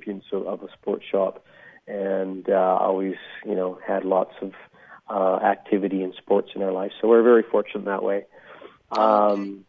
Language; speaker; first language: English; native; English